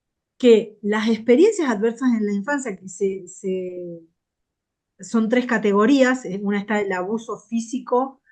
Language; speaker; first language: Spanish; native; Spanish